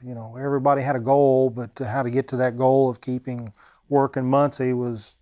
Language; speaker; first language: English; native; English